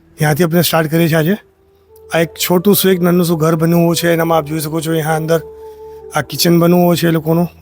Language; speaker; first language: Gujarati; native; Gujarati